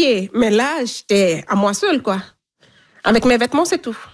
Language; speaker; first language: French; non-native, local second language; Fula